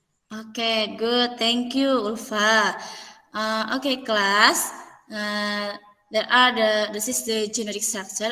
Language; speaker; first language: English; non-native, fluent; Indonesian